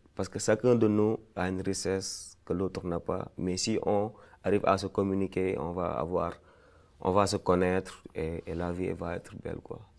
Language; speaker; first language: French; non-native, local second language; Fula